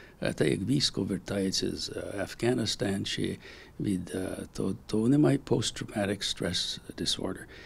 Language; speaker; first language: Ukrainian; early bilingual, heritage; Ukrainian